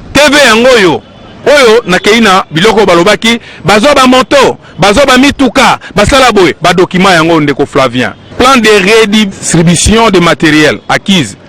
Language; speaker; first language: Lingala; native; Lingala